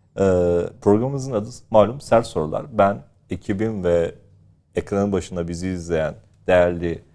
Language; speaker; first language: Turkish; native; Turkish